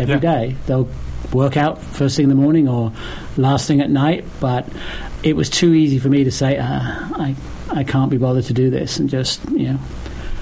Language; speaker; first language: English; native; English